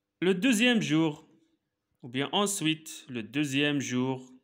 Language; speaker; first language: French; non-native, local second language; Arabic